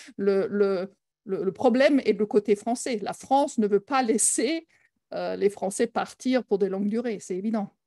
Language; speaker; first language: French; non-native, fluent; German